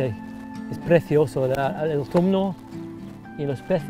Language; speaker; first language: Spanish; non-native, learner; English